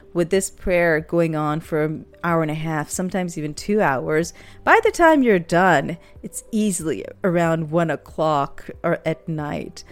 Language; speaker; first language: English; non-native, local second language; Urdu